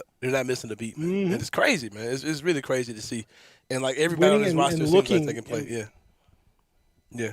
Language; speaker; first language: English; native; English